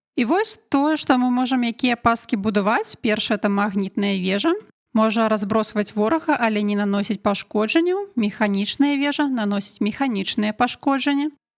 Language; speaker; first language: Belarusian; non-native, local second language; Russian